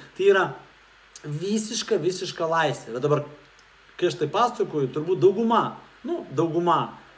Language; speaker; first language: Lithuanian; non-native, local second language; Russian